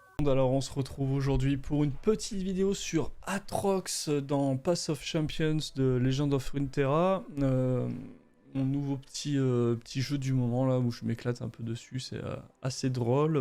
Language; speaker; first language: French; native; French